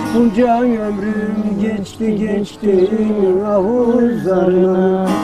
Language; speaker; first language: Turkish; native; Turkish